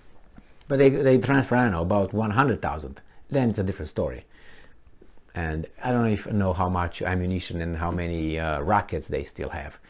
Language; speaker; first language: English; non-native, fluent; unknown